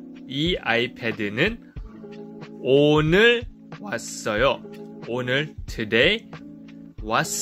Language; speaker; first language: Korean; non-native, fluent; English